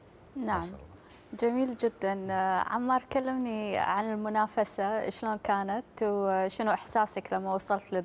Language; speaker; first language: Arabic; native; Arabic